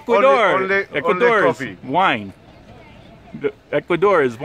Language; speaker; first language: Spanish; non-native, learner; English